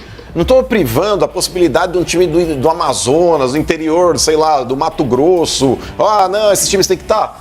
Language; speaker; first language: Portuguese; native; Portuguese